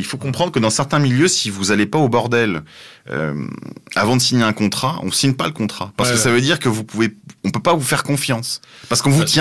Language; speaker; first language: French; native; French